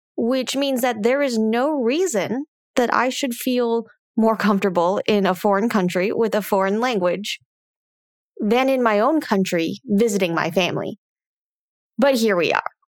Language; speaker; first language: English; native; English